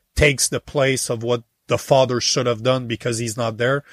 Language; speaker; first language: English; native; English